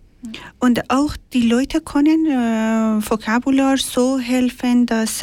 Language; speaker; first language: German; non-native, learner; Persian